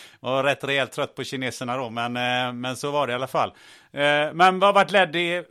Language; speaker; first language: Swedish; early bilingual, other home language; German